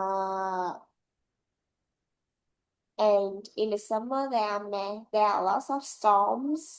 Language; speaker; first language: English; non-native, learner; Vietnamese